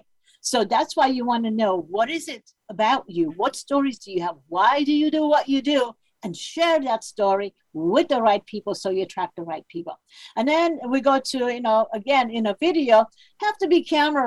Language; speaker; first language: English; non-native, fluent; Armenian